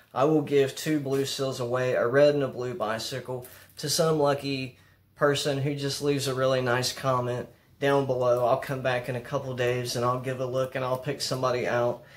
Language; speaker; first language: English; native; English